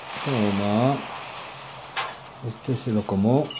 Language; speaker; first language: Spanish; non-native, learner; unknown